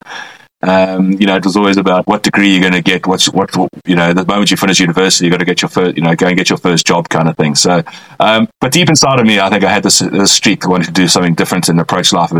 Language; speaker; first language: English; native; English